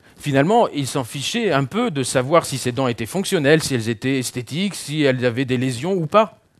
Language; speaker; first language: French; native; French